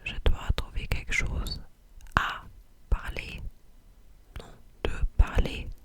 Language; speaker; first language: French; non-native, learner; English